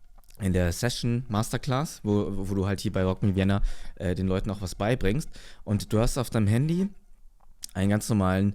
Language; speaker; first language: German; native; German